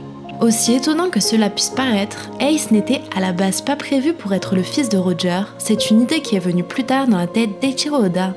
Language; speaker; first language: French; native; French